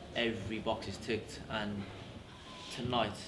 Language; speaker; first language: English; native; English